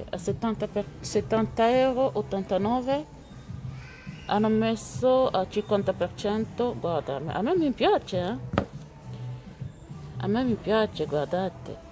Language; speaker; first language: Italian; non-native, learner; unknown